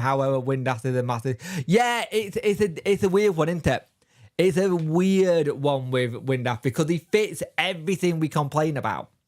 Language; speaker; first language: English; native; English